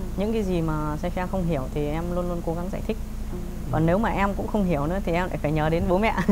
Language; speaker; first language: Vietnamese; early bilingual, heritage; Vietnamese